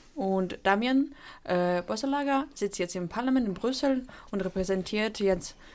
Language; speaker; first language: German; non-native, fluent; Ukrainian